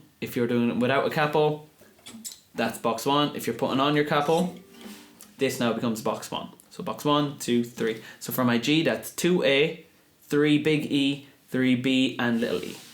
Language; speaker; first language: English; native; English